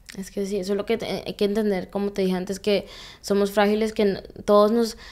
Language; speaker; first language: Spanish; early bilingual, heritage; Spanish